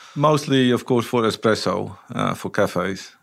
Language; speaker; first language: English; non-native, fluent; Dutch